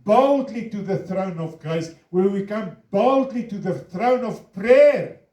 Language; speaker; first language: English; non-native, local second language; Afrikaans